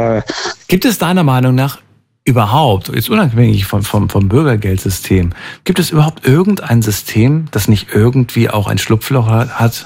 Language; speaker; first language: German; native; German